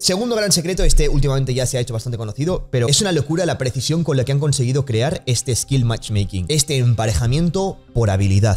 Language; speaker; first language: Spanish; native; Spanish